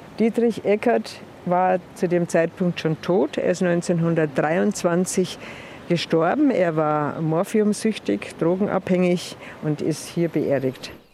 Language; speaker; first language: German; native; German